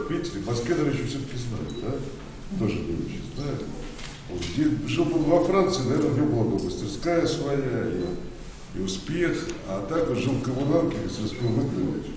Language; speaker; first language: Russian; native; Russian